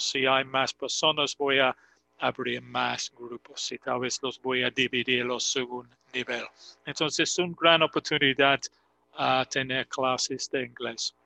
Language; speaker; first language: Spanish; non-native, fluent; English